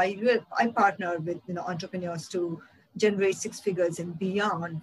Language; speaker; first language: English; non-native, local second language; Hindi